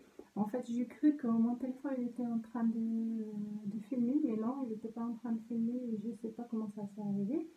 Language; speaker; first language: French; non-native, local second language; Arabic